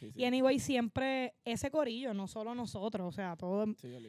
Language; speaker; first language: Spanish; native; Spanish